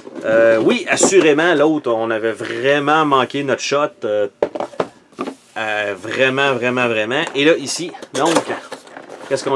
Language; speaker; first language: French; native; French